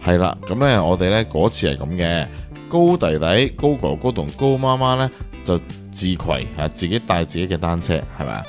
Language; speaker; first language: Cantonese; native; Cantonese